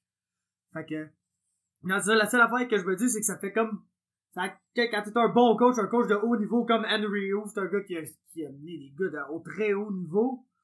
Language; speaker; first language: French; native; French